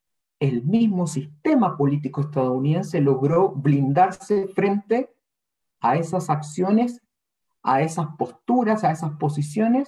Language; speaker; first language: Spanish; native; Spanish